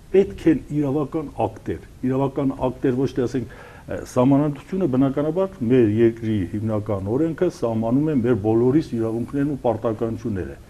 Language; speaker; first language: Armenian; non-native, local second language; Kurdish